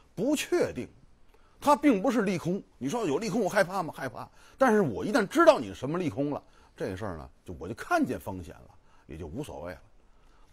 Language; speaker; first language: Chinese; native; Chinese